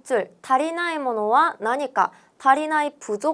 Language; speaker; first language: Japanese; non-native, fluent; Korean